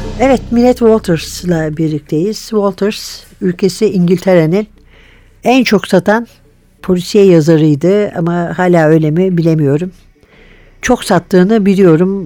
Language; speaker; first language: Turkish; native; Turkish